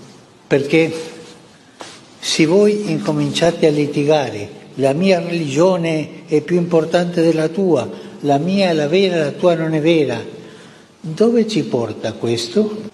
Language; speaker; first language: Italian; early bilingual, heritage; Spanish